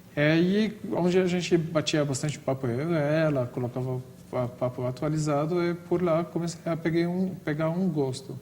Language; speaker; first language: Portuguese; non-native, fluent; Arabic